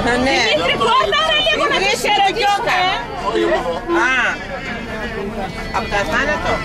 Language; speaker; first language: Greek; native; Greek